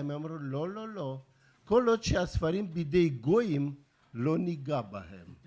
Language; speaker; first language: Hebrew; non-native, fluent; Russian